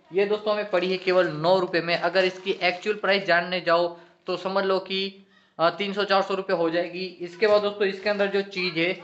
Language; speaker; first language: Hindi; non-native, local second language; Gujarati